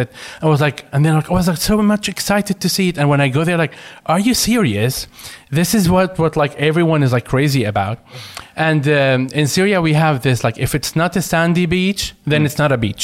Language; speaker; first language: English; non-native, fluent; Arabic